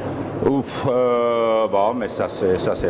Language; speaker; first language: French; non-native, fluent; Armenian